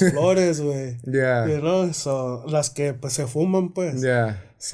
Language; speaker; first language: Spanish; early bilingual, heritage; Spanish